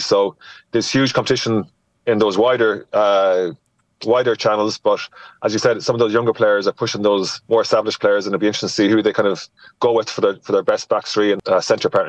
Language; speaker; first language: English; native; English